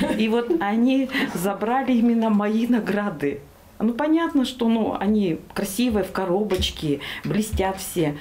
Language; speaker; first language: Russian; native; Russian